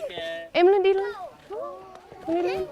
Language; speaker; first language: Vietnamese; early bilingual, heritage; English